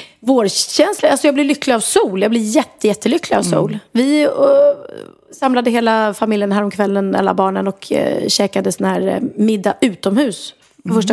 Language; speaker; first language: Swedish; native; Swedish